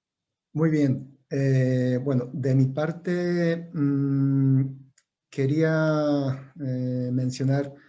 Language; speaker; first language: Spanish; non-native, fluent; Japanese